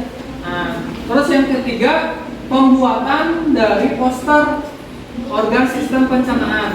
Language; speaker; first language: Indonesian; non-native, local second language; Sundanese